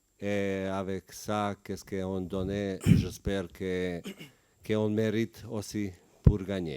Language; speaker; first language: French; non-native, learner; Bosnian